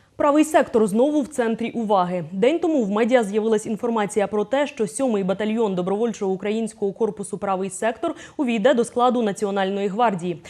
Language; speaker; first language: Ukrainian; native; Ukrainian